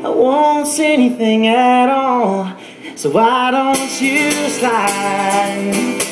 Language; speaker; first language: English; native; English